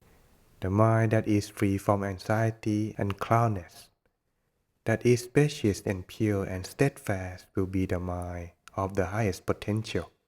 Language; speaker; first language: English; non-native, fluent; Thai